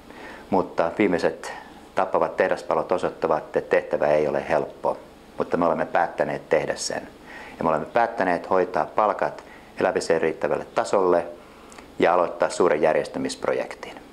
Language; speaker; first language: Finnish; native; Finnish